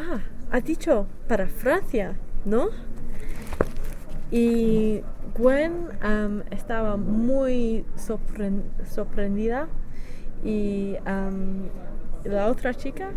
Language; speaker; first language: Spanish; non-native, learner; English